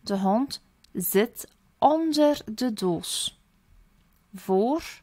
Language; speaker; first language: Dutch; early bilingual, other home language; Turkish